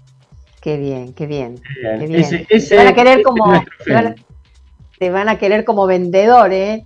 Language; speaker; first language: Spanish; native; Spanish